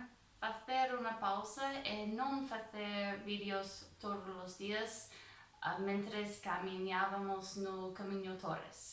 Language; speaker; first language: Portuguese; non-native, fluent; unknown